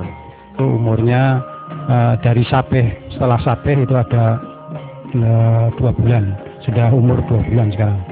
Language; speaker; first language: Indonesian; non-native, local second language; Javanese